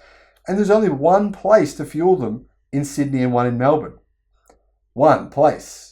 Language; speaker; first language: English; native; English